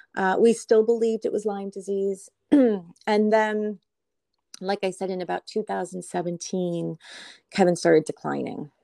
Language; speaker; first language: English; native; English